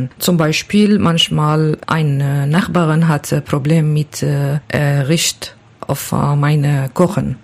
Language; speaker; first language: German; non-native, learner; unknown